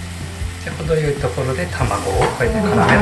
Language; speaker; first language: Japanese; native; Japanese